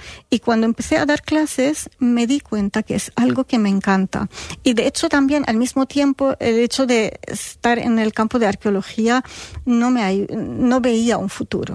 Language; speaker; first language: Spanish; non-native, fluent; Arabic